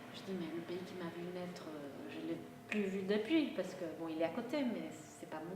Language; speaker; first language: French; non-native, local second language; Spanish